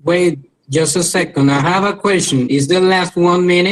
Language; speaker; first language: English; non-native, learner; Spanish